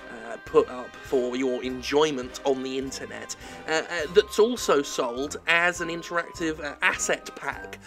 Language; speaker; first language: English; native; English